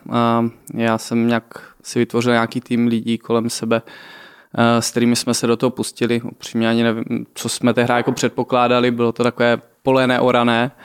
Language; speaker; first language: Czech; native; Czech